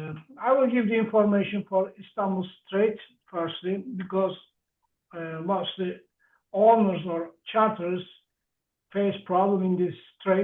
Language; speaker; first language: English; non-native, learner; Turkish